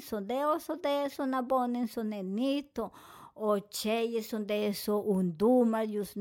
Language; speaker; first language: Swedish; non-native, learner; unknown